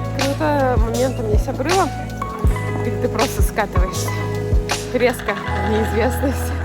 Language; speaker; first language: Russian; native; Russian